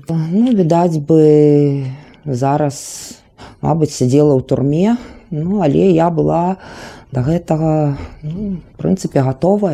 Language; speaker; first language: Belarusian; non-native, local second language; Russian